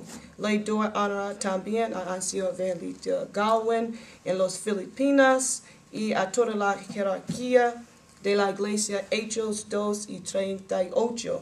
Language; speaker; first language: Spanish; non-native, learner; English